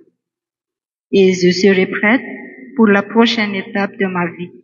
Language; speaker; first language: French; non-native, local second language; Malagasy